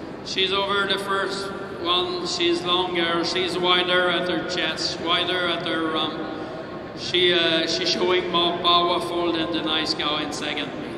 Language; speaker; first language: English; non-native, learner; French